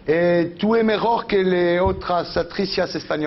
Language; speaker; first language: Spanish; non-native, learner; French